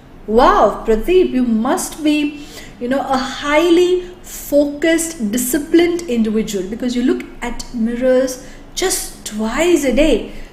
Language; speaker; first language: English; non-native, local second language; Malayalam